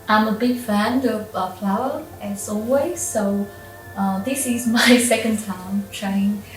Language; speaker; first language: English; non-native, local second language; Vietnamese